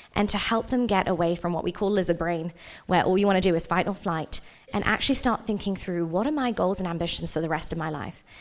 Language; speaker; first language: English; native; English